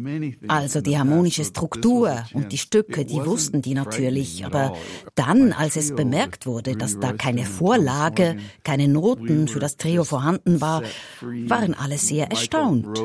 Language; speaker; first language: German; native; German